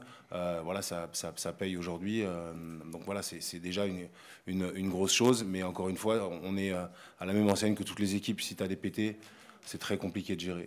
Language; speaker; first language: French; native; French